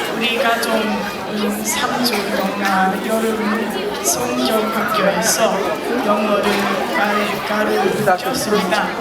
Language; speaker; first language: Korean; early bilingual, heritage; Korean